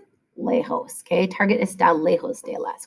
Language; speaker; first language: Spanish; non-native, fluent; English